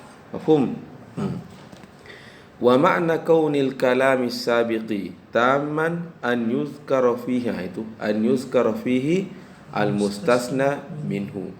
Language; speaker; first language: Arabic; non-native, fluent; Indonesian